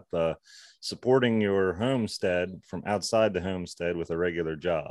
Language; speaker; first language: English; native; English